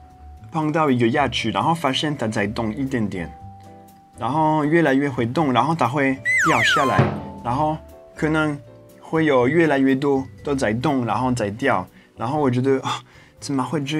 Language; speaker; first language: Chinese; non-native, fluent; French